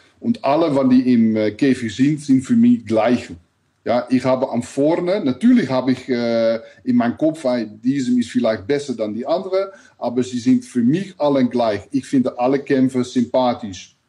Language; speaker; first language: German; non-native, learner; Dutch